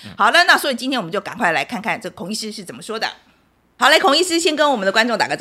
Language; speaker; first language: Chinese; native; Chinese